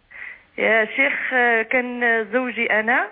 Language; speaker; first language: Arabic; native; Arabic